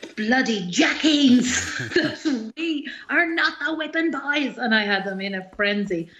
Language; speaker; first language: English; native; English